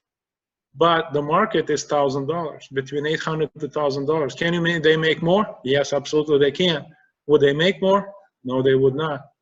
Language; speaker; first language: English; non-native, fluent; Russian